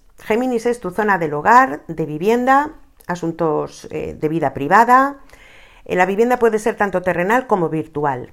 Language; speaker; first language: Spanish; native; Spanish